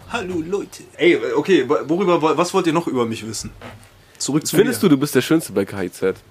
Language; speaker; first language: German; early bilingual, other home language; Spanish